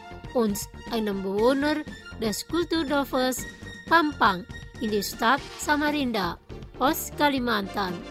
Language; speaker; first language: German; non-native, learner; Indonesian